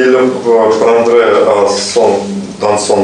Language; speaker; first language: French; non-native, learner; Russian